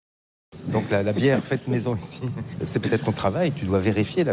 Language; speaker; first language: French; native; French